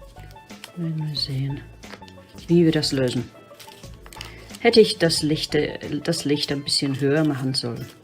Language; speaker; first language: German; non-native, fluent; English